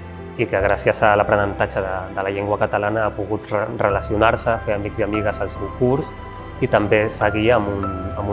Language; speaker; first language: Catalan; native; Catalan